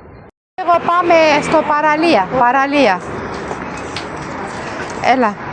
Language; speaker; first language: Greek; non-native, local second language; Armenian